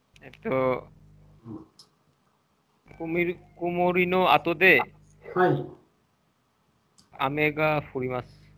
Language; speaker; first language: Japanese; non-native, learner; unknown